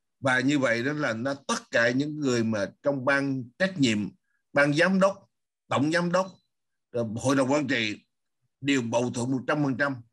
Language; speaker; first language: Vietnamese; native; Vietnamese